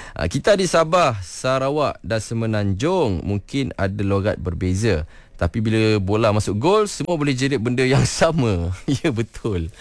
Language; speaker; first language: Malay; native; Malay